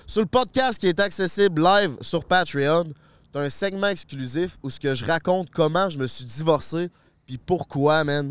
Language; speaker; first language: French; native; French